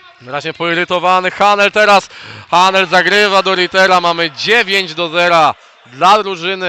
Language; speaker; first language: Polish; native; Polish